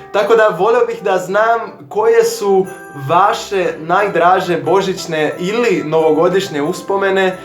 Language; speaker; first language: Bosnian; non-native, fluent; Portuguese